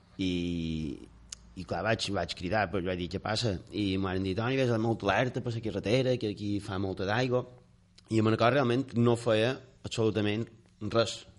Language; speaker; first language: Catalan; native; Catalan